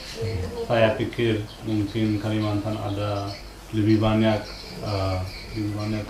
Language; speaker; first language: Indonesian; non-native, learner; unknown